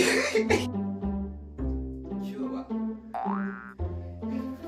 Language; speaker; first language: Japanese; non-native, fluent; French